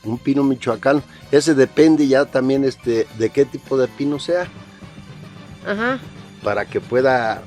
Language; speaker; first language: Spanish; native; Spanish